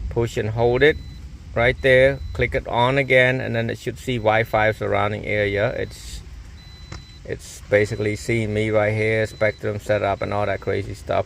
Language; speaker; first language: English; non-native, local second language; Khmer